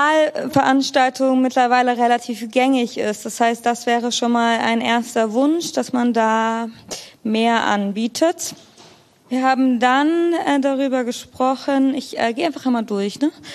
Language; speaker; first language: German; native; German